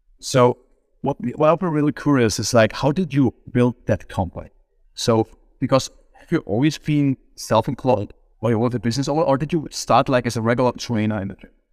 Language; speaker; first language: English; non-native, fluent; German